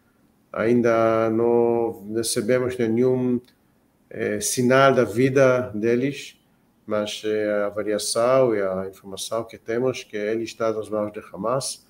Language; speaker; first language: Portuguese; non-native, fluent; Hebrew